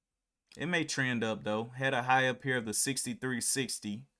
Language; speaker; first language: English; native; English